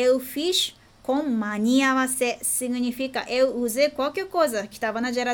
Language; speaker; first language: Portuguese; non-native, fluent; Japanese